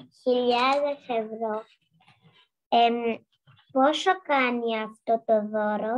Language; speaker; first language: Greek; non-native, learner; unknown